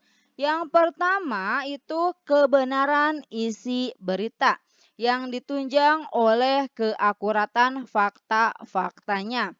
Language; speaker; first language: Indonesian; native; Indonesian